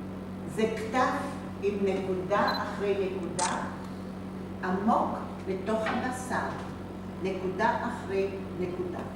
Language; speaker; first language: Hebrew; non-native, fluent; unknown